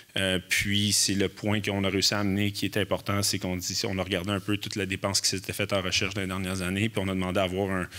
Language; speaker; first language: French; native; French